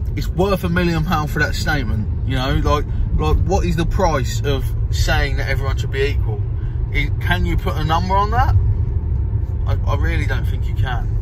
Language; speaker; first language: English; native; English